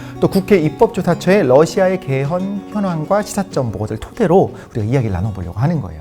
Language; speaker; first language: Korean; native; Korean